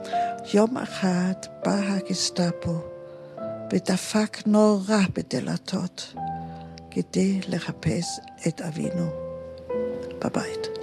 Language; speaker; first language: Hebrew; non-native, fluent; German